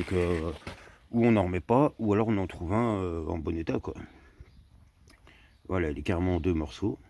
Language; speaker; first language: French; native; French